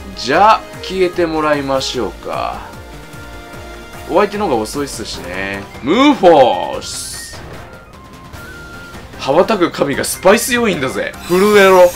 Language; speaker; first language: Japanese; native; Japanese